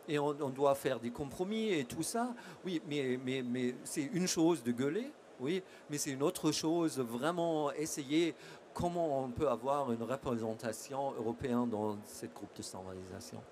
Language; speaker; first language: French; non-native, fluent; German